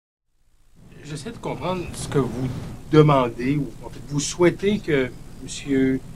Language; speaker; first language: French; native; French